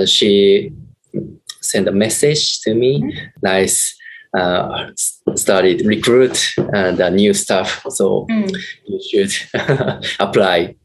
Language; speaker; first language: English; non-native, learner; Japanese